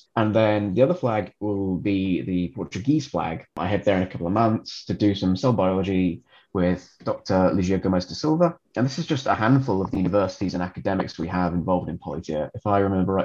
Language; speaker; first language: English; native; English